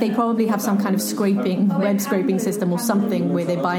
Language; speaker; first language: English; native; English